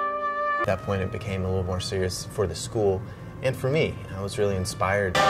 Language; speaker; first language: English; native; English